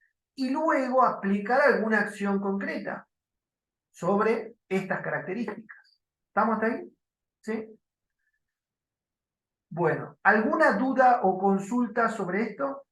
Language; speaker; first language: Spanish; native; Spanish